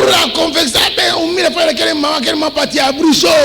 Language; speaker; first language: Portuguese; non-native, learner; Lingala